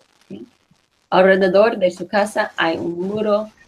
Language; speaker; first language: Spanish; non-native, fluent; English